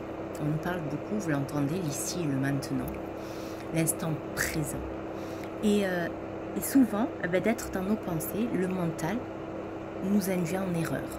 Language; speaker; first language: French; native; French